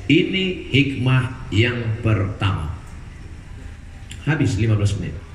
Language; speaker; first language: Indonesian; native; Indonesian